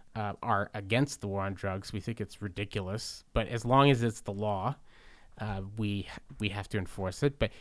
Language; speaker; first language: English; native; English